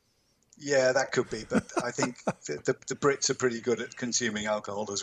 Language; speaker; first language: English; native; English